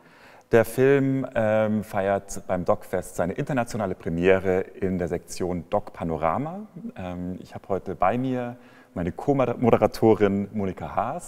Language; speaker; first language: German; native; German